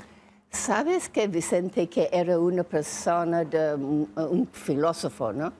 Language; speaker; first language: Spanish; non-native, fluent; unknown